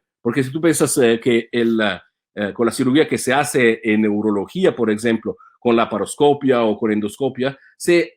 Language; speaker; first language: Spanish; non-native, fluent; Italian